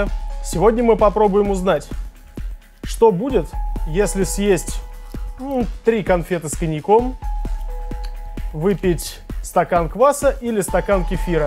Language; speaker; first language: Russian; native; Russian